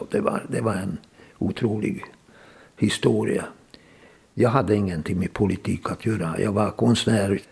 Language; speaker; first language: Swedish; non-native, fluent; Hungarian